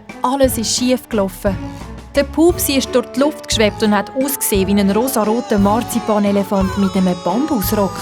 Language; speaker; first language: German; native; German